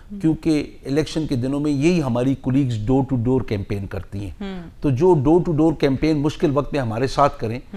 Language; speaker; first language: Urdu; non-native, local second language; Punjabi